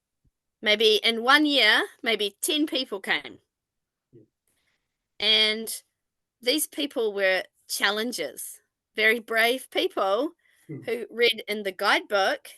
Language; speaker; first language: English; non-native, fluent; Japanese